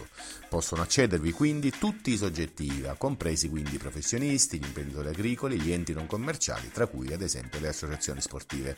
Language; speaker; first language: Italian; native; Italian